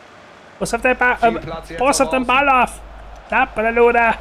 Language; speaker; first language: German; native; German